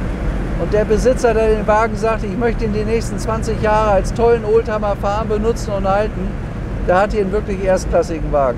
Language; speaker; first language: German; native; German